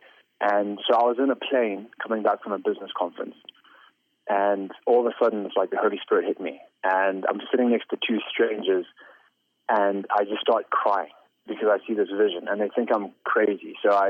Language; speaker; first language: English; native; English